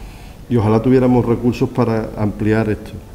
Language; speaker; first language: Spanish; native; Spanish